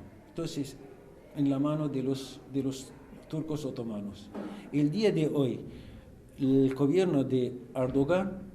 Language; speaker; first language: Spanish; non-native, fluent; Arabic